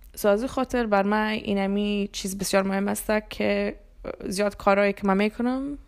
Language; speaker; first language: Persian; early bilingual, other home language; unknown